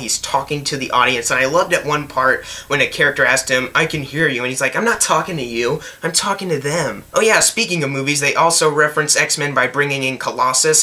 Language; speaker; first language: English; native; English